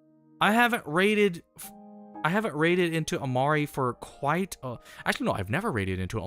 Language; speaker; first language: English; native; English